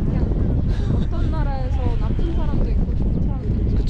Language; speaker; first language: Korean; non-native, learner; Persian